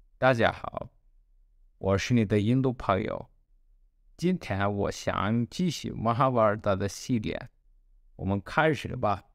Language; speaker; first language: Chinese; non-native, learner; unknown